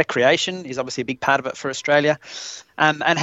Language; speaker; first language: English; native; English